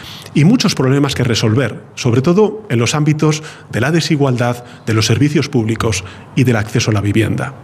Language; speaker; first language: Spanish; native; Spanish